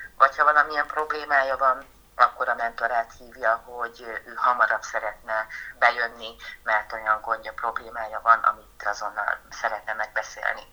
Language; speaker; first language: Hungarian; native; Hungarian